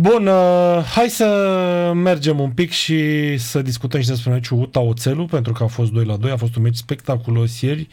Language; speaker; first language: Romanian; native; Romanian